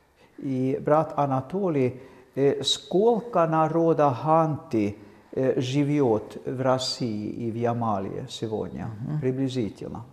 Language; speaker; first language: Russian; non-native, fluent; Swedish